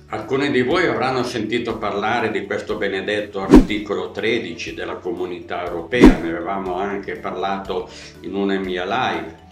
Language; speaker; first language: Italian; native; Italian